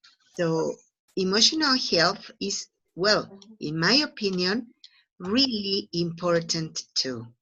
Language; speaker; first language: English; non-native, fluent; Spanish